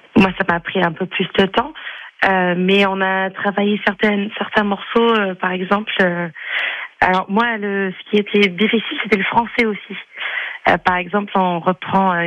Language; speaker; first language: French; non-native, fluent; English